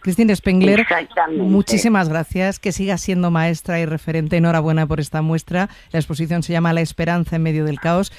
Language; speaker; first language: Spanish; native; Spanish